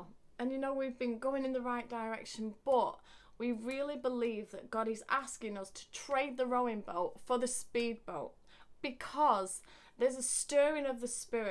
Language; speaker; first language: English; native; English